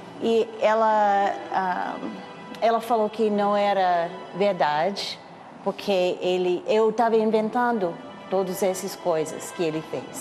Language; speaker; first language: Portuguese; non-native, learner; English